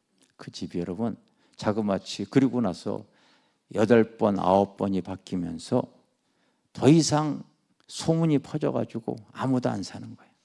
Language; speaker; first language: Korean; native; Korean